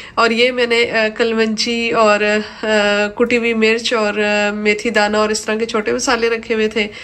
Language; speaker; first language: Urdu; non-native, local second language; Punjabi